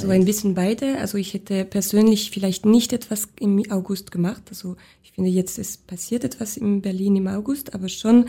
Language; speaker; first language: German; non-native, local second language; French